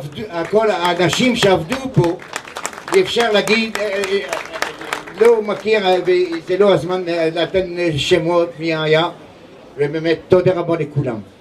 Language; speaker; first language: Hebrew; non-native, learner; French